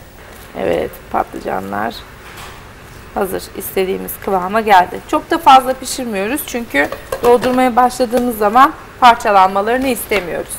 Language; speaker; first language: Turkish; native; Turkish